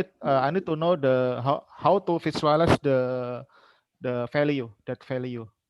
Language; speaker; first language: English; non-native, learner; Indonesian